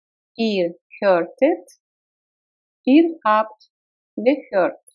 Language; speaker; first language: German; non-native, fluent; Russian